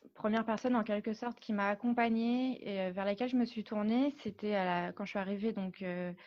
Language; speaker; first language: French; native; French